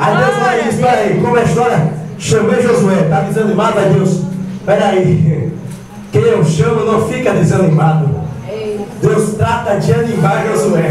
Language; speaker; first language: Portuguese; native; Portuguese